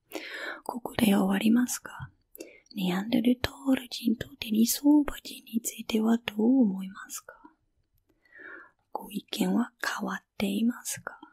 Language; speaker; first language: Japanese; non-native, fluent; English